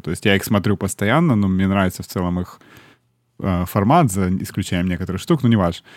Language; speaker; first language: Russian; native; Russian